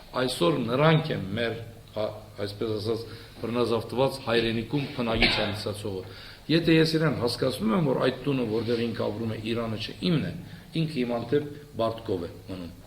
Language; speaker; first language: Armenian; early bilingual, heritage; Armenian